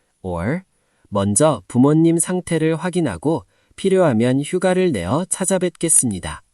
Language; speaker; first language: Korean; non-native, learner; Nepali